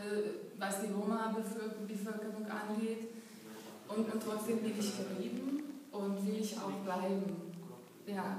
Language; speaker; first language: German; non-native, fluent; Hungarian